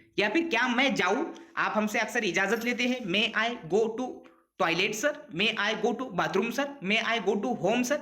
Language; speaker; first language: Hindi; non-native, local second language; Urdu